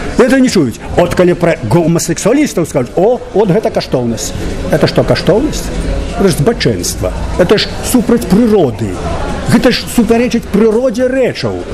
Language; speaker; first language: Belarusian; native; Belarusian